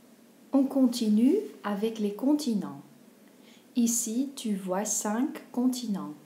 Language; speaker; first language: French; non-native, fluent; Dutch